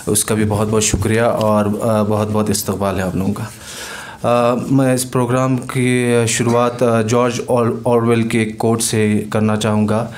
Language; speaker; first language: Hindi; non-native, local second language; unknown